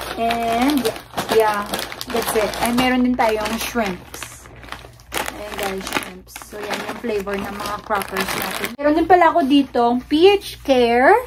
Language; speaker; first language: Filipino; non-native, local second language; Hiligaynon